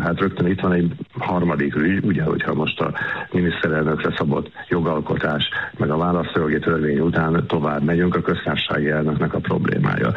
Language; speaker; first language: Hungarian; native; Hungarian